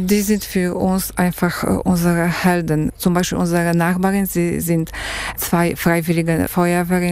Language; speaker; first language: German; non-native, fluent; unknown